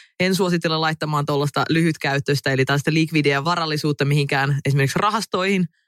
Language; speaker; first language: Finnish; early bilingual, other home language; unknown